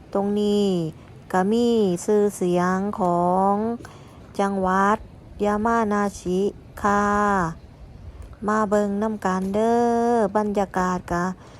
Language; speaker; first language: Thai; native; Thai